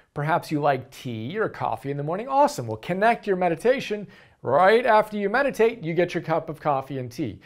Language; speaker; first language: English; native; English